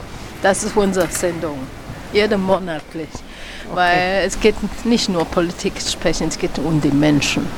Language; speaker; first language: German; non-native, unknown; Chinese